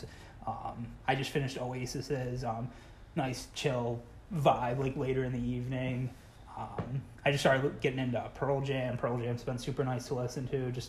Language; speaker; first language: English; native; English